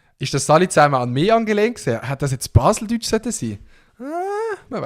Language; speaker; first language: German; native; German